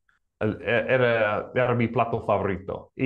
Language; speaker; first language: Spanish; non-native, learner; English